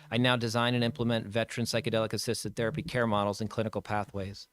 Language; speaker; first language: English; native; English